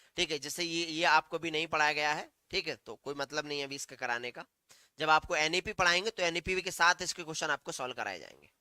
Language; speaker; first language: Hindi; native; Hindi